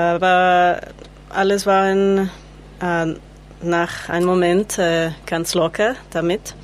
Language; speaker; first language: German; non-native, learner; Spanish